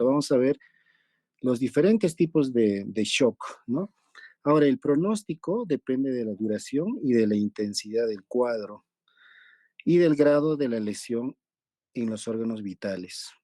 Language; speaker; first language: Spanish; native; Spanish